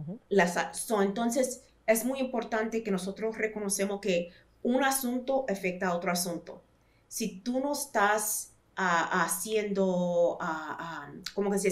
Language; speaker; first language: Spanish; early bilingual, heritage; Spanish